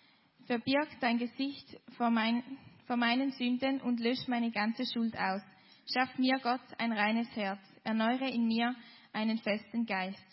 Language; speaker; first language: German; native; German